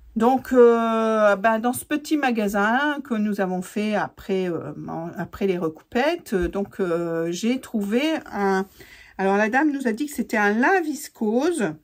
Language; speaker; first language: French; native; French